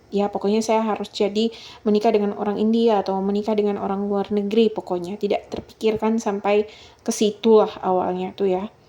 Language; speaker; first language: Indonesian; native; Indonesian